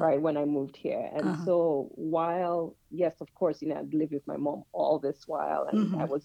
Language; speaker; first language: English; non-native, local second language; Yoruba